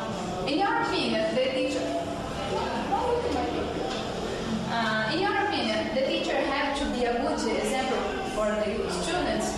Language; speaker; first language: English; non-native, learner; Portuguese